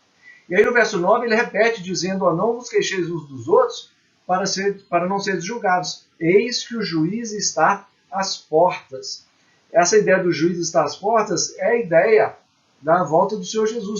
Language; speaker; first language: Portuguese; native; Portuguese